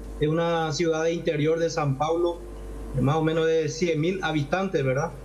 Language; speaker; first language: Spanish; native; Spanish